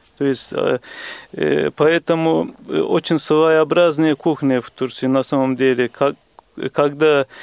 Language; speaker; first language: Russian; non-native, fluent; Turkish